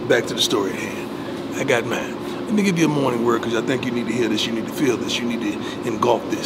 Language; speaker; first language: English; native; English